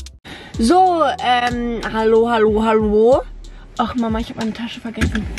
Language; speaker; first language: German; early bilingual, heritage; German